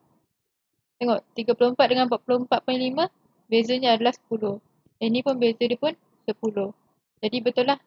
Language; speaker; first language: Malay; native; Malay